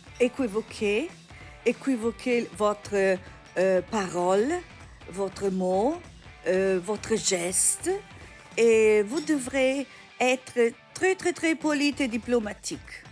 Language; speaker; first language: French; non-native, learner; Italian